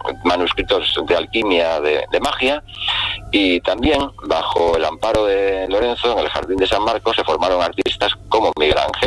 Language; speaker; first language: Spanish; native; Spanish